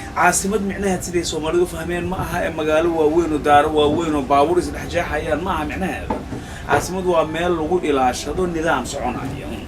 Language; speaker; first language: Somali; non-native, local second language; Maay